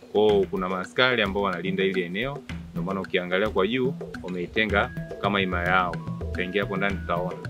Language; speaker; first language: Swahili; native; Swahili